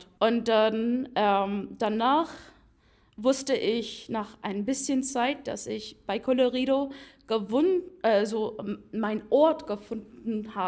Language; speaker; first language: German; non-native, fluent; English